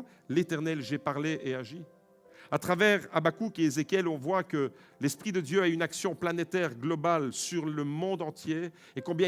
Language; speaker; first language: French; native; French